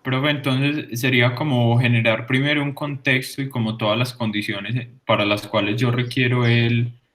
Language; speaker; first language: Spanish; native; Spanish